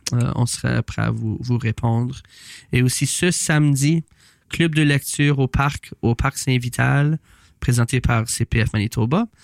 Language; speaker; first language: French; native; French